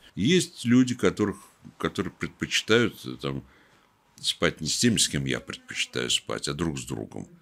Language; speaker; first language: Russian; native; Russian